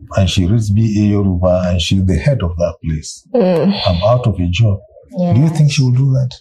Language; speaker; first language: English; non-native, local second language; Hausa